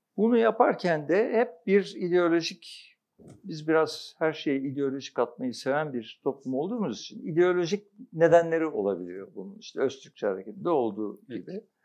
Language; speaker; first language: Turkish; native; Turkish